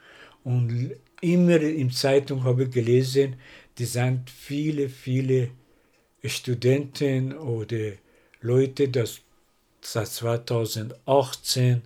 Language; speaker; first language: German; non-native, learner; Persian